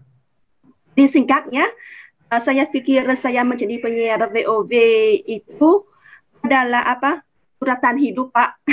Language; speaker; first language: Indonesian; non-native, fluent; Vietnamese